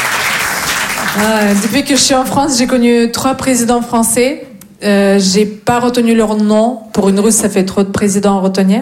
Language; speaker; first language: French; non-native, fluent; Russian